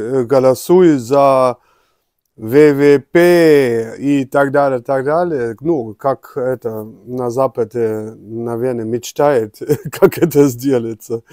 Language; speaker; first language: Russian; non-native, learner; German